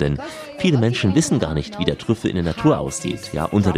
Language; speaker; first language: German; native; German